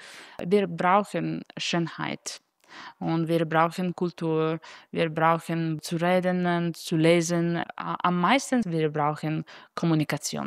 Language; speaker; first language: German; non-native, fluent; Italian